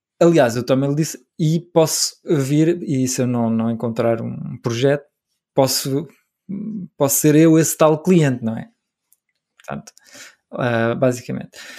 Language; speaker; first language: Portuguese; native; Portuguese